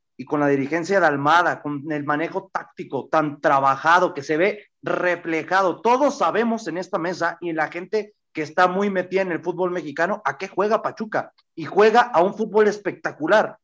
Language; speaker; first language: Spanish; native; Spanish